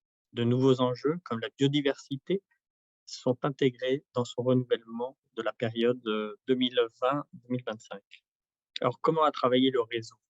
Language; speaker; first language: French; native; French